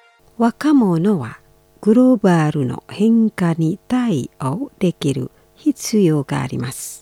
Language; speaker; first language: Japanese; non-native, fluent; Indonesian